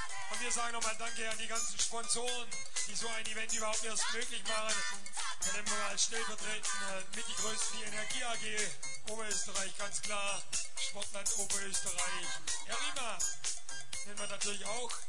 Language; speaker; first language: German; native; German